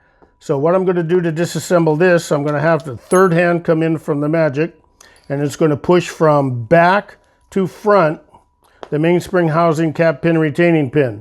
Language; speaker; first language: English; native; English